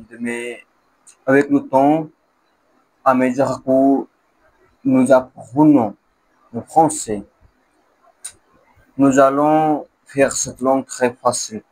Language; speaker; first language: French; non-native, learner; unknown